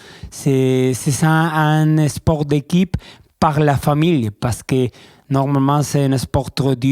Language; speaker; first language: French; non-native, learner; Spanish